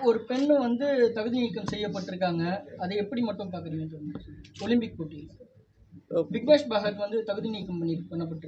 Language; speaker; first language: Tamil; native; Tamil